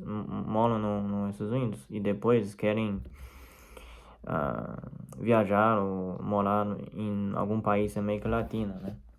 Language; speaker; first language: Portuguese; non-native, fluent; Chinese